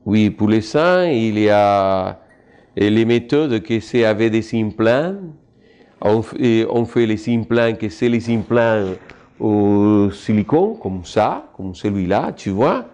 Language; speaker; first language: French; non-native, fluent; Spanish